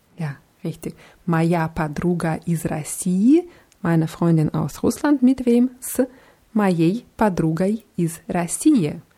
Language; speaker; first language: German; non-native, fluent; Russian